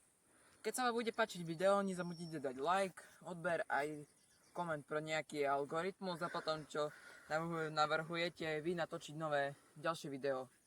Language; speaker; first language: Slovak; native; Slovak